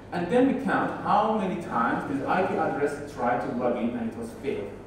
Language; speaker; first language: English; non-native, fluent; Persian